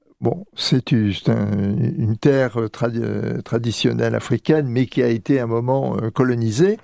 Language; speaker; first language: French; native; French